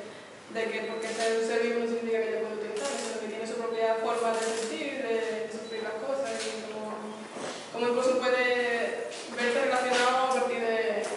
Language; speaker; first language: Spanish; native; Spanish